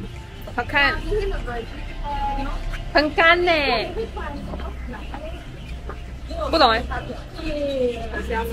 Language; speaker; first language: Chinese; native; Chinese